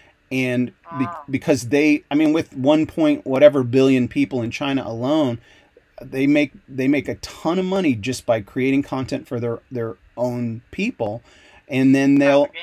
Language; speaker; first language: English; native; English